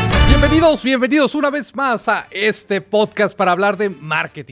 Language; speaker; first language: Spanish; native; Spanish